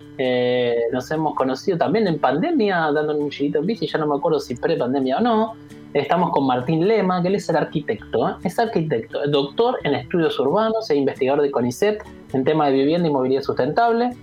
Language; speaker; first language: Spanish; native; Spanish